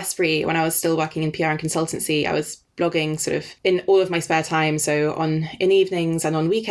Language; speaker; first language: English; non-native, fluent; Danish